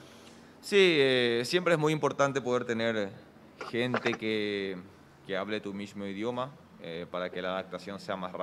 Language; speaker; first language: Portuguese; non-native, learner; Spanish